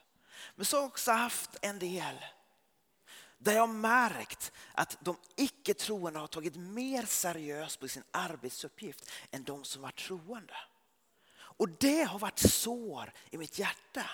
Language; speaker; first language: Swedish; early bilingual, heritage; Swedish